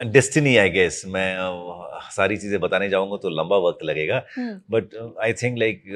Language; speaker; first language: Hindi; native; Hindi